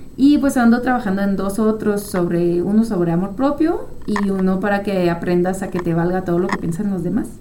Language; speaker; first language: Spanish; non-native, fluent; French